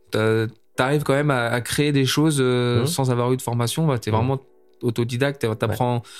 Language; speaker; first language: French; native; French